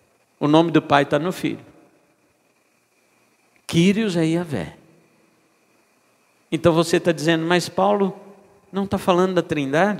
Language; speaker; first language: Portuguese; native; Portuguese